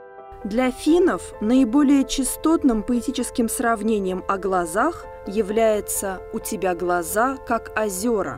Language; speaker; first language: Russian; native; Russian